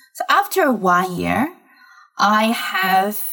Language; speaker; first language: English; non-native, fluent; Chinese